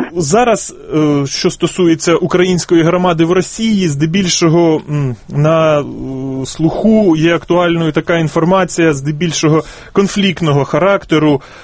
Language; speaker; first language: Ukrainian; native; Ukrainian